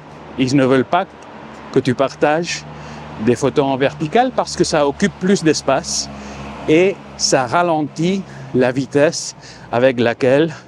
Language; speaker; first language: French; non-native, fluent; Spanish